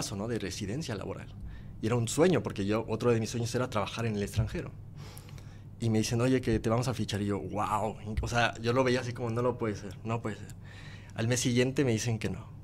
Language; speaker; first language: Spanish; native; Spanish